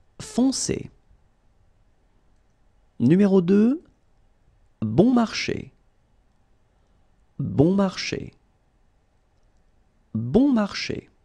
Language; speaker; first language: French; native; French